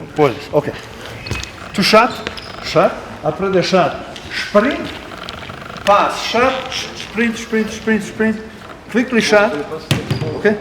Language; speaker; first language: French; non-native, learner; Serbian